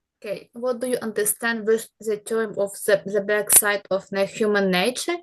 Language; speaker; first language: English; non-native, learner; Ukrainian